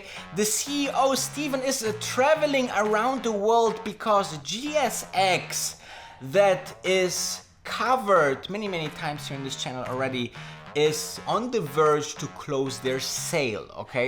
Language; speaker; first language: English; non-native, fluent; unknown